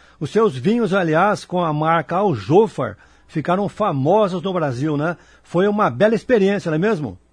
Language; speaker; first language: Portuguese; native; Portuguese